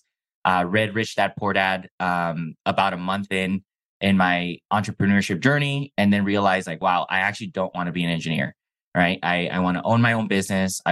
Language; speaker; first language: English; non-native, fluent; Chinese